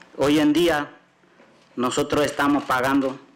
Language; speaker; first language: Spanish; native; Spanish